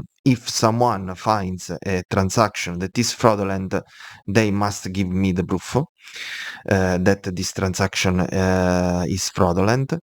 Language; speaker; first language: English; non-native, fluent; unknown